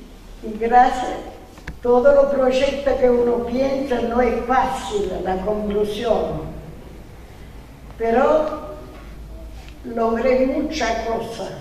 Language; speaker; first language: Spanish; non-native, learner; Italian